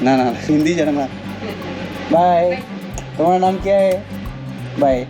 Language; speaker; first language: Hindi; non-native, learner; Bangla